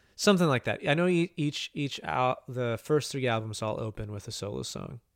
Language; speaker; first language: English; native; English